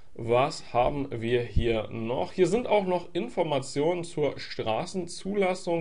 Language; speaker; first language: German; native; German